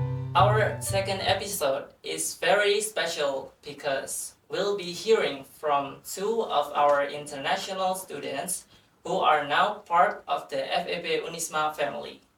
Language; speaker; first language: English; non-native, fluent; Indonesian